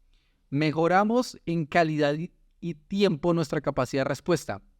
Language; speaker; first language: Spanish; native; Spanish